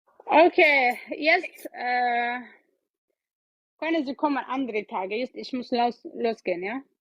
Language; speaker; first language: German; non-native, learner; Oromo